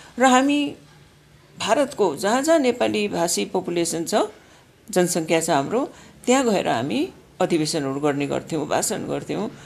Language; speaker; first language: Nepali; native; Nepali